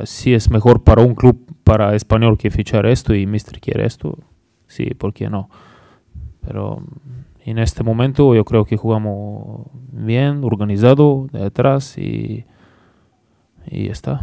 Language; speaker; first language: Spanish; non-native, learner; Bulgarian